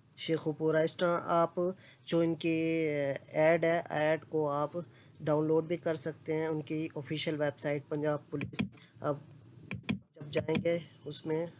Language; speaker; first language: Urdu; non-native, local second language; Punjabi